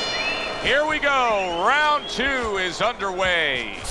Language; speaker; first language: English; native; English